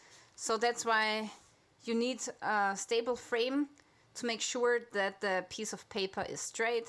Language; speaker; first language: English; non-native, fluent; German